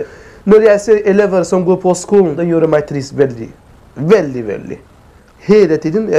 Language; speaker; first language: Norwegian; non-native, learner; Kurdish